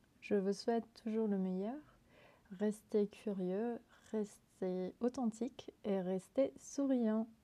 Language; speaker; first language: French; non-native, fluent; Spanish